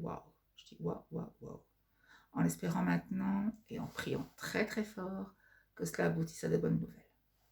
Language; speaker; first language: French; native; French